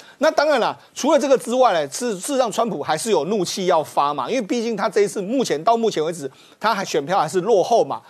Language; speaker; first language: Chinese; native; Chinese